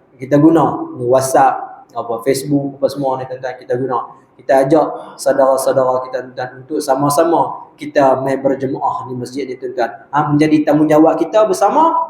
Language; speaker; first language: Malay; native; Malay